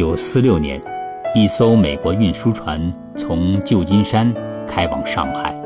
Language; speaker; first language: Chinese; native; Chinese